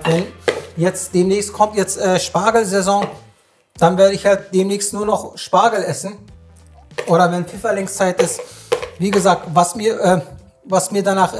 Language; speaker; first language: German; native; German